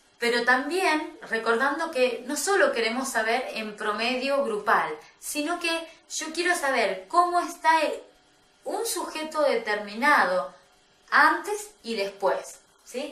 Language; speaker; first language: Spanish; native; Spanish